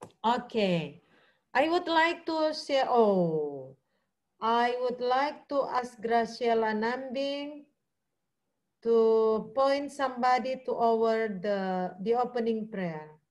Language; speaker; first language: English; non-native, fluent; Indonesian